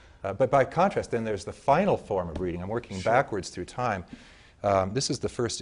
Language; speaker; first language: English; native; English